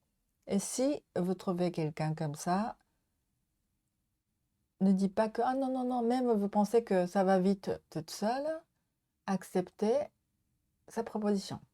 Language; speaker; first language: French; non-native, learner; Japanese